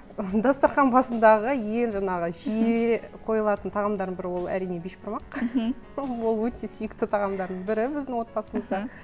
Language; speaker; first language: Kazakh; non-native, local second language; Russian